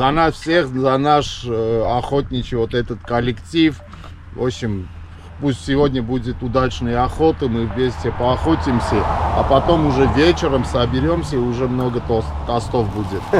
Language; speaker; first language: Russian; non-native, fluent; Armenian